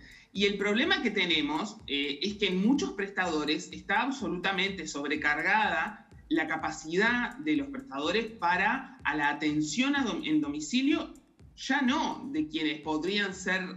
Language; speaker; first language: Spanish; native; Spanish